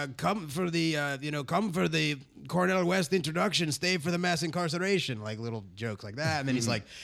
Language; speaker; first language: English; native; English